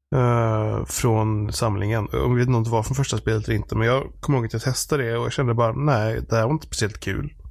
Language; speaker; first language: Swedish; native; Swedish